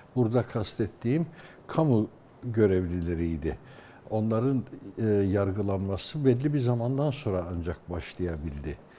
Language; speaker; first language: Turkish; native; Turkish